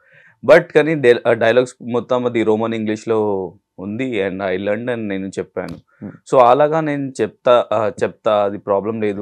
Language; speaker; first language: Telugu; non-native, learner; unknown